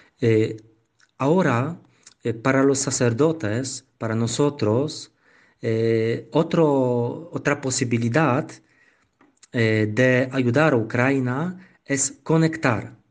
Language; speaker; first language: Spanish; non-native, learner; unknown